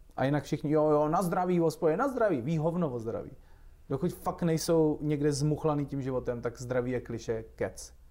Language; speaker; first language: Czech; native; Czech